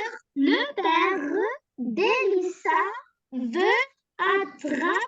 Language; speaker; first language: French; non-native, learner; Arabic